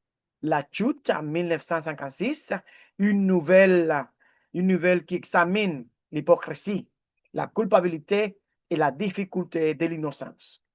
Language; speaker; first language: French; non-native, learner; Spanish